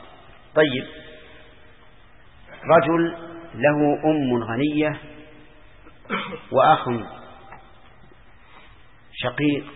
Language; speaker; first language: Arabic; native; Arabic